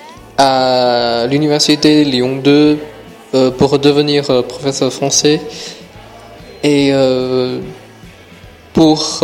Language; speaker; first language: French; non-native, fluent; Chinese